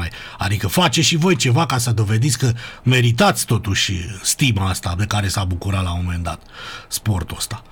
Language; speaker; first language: Romanian; native; Romanian